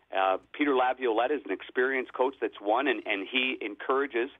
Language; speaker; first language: English; native; English